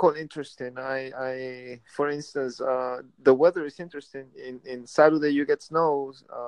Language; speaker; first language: English; early bilingual, other home language; Spanish